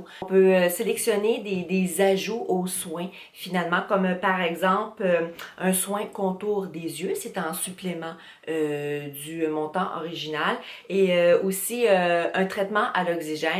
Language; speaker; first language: French; native; French